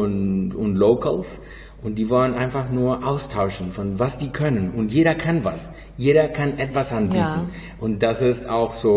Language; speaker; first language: German; non-native, fluent; Spanish